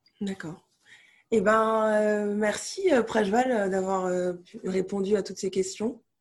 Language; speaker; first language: French; native; French